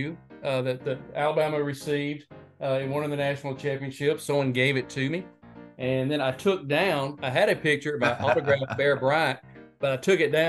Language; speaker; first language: English; native; English